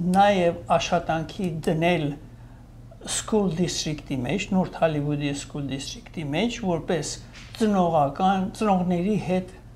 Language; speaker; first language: Armenian; native; Armenian